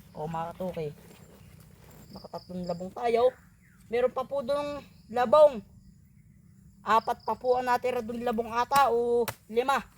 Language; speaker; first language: Filipino; native; Filipino